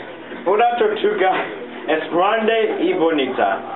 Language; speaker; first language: Spanish; non-native, learner; English